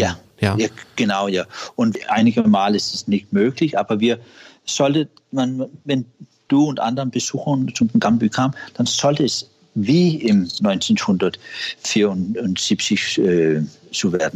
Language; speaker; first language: German; non-native, learner; Danish